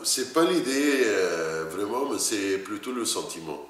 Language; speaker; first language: French; non-native, fluent; Arabic